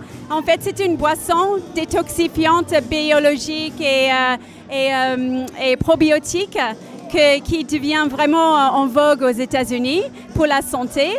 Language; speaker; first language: French; non-native, learner; English